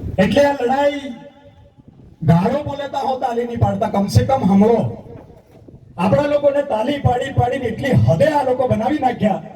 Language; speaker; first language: Gujarati; non-native, local second language; Rathawi